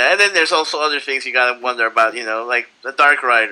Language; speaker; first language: English; non-native, local second language; Filipino